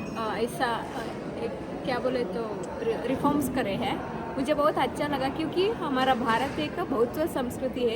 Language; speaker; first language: Hindi; non-native, local second language; Kannada